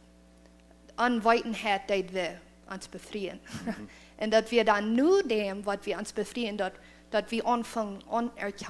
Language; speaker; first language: German; non-native, learner; Plautdietsch